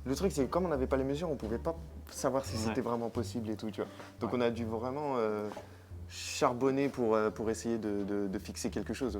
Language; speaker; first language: French; native; French